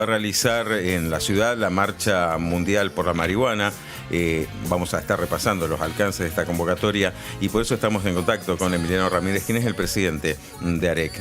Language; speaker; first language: Spanish; native; Spanish